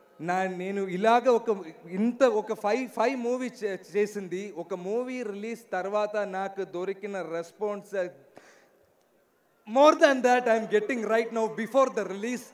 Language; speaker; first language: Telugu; non-native, learner; Malayalam